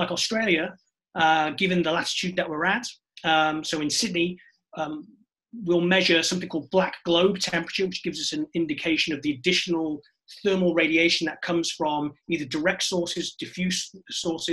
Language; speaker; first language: English; native; English